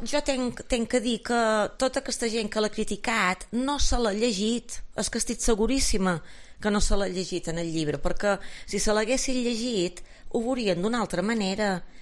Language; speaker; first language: Catalan; native; Catalan